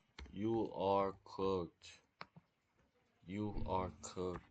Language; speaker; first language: English; native; English